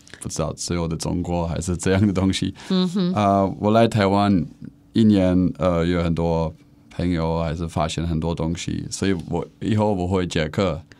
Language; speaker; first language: Chinese; non-native, learner; Czech